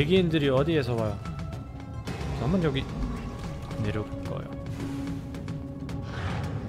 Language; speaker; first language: Korean; non-native, learner; German